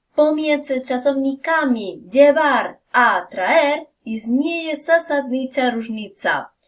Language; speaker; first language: Polish; non-native, fluent; Spanish